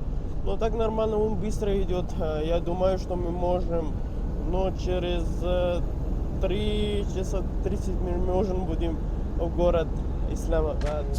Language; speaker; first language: Russian; non-native, learner; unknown